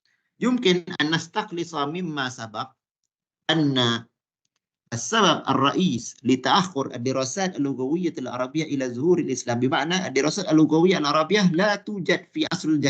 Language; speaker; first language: Arabic; non-native, fluent; Malay